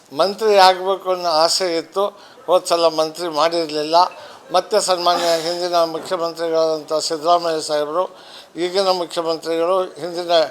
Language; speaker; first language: Kannada; non-native, local second language; Lambadi